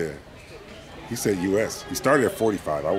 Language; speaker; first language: English; native; English